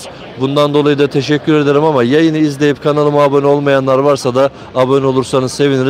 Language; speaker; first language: Turkish; native; Turkish